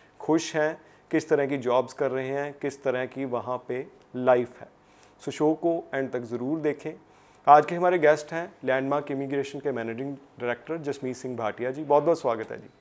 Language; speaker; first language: Hindi; non-native, local second language; Punjabi